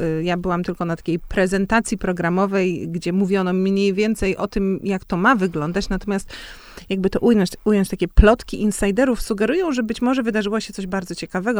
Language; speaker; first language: Polish; native; Polish